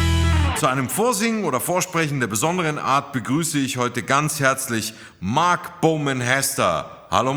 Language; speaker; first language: German; native; German